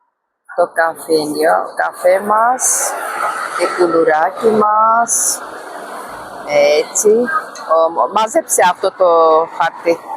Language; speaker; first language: Greek; non-native, learner; Armenian